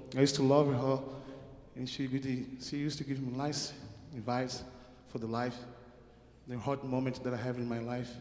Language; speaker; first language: English; non-native, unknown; Portuguese